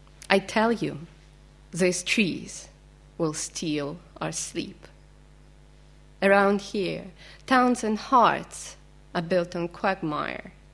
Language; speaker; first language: English; non-native, fluent; Ukrainian